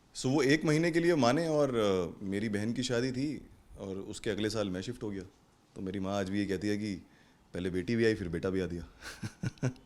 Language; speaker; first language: Hindi; native; Hindi